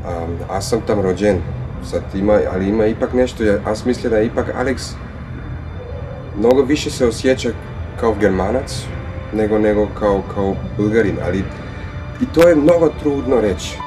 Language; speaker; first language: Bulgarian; non-native, learner; Croatian